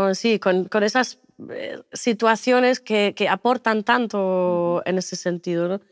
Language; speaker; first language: Spanish; non-native, fluent; German